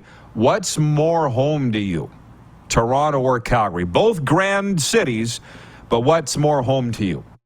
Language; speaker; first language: English; native; English